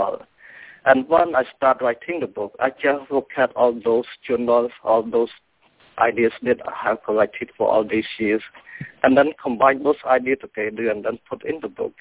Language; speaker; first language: English; non-native, fluent; Khmer